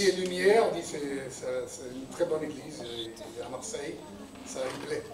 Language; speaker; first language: Portuguese; non-native, learner; French